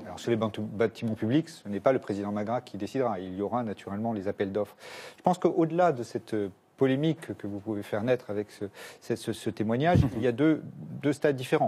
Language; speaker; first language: French; native; French